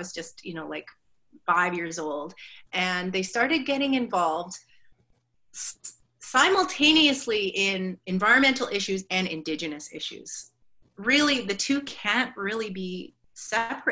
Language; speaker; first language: English; native; English